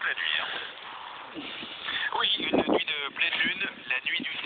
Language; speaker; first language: French; native; French